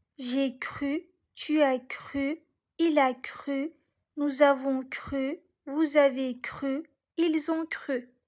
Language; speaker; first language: French; non-native, learner; Turkish